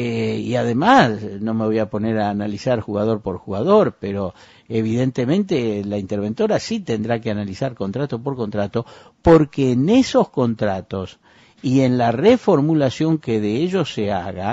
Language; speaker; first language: Spanish; native; Spanish